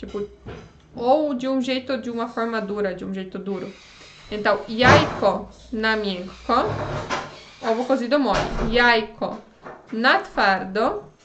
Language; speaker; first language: Portuguese; non-native, fluent; Polish